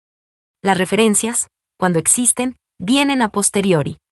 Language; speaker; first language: Spanish; native; Spanish